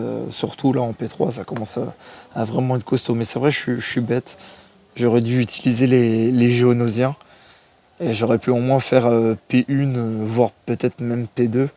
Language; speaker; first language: French; native; French